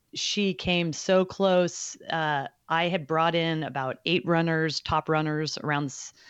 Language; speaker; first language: English; native; English